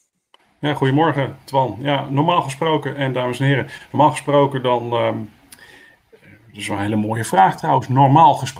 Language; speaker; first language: Dutch; native; Dutch